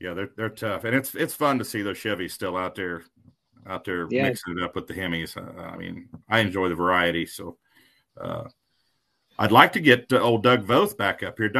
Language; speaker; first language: English; native; English